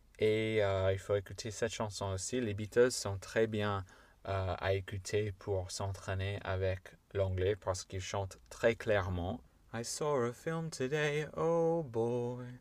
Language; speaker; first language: French; non-native, fluent; English